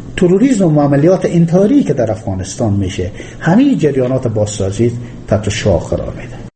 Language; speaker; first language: Persian; native; Persian